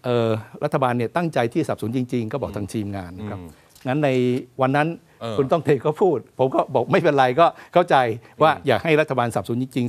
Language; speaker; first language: Thai; native; Thai